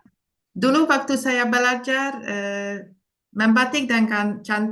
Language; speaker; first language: Indonesian; non-native, fluent; Hungarian